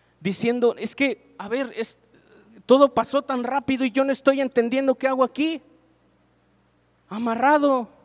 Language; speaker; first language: Spanish; native; Spanish